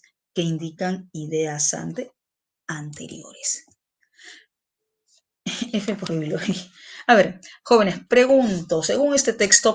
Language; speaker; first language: Spanish; native; Spanish